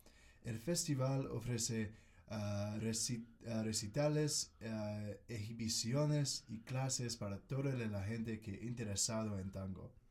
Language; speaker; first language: Spanish; non-native, learner; English